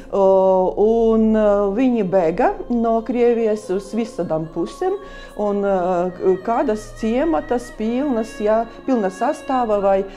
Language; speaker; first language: Latvian; early bilingual, other home language; Russian